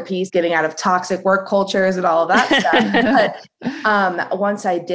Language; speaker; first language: English; native; English